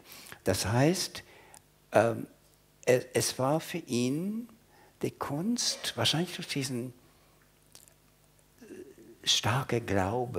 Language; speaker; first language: German; non-native, fluent; English